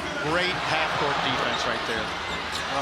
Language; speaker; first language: English; native; English